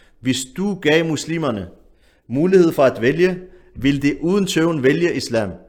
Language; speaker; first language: Danish; early bilingual, other home language; Arabic